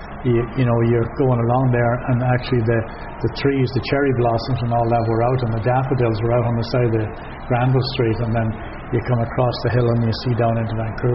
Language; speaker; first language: English; native; English